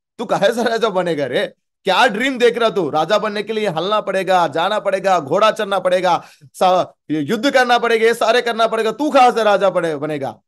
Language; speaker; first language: Hindi; non-native, local second language; Telugu